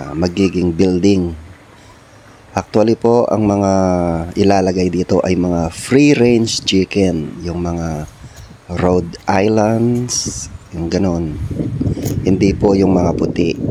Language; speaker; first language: Filipino; non-native, local second language; Pampanga